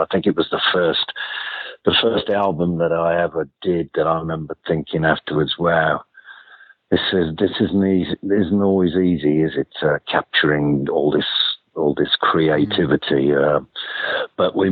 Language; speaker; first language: English; native; English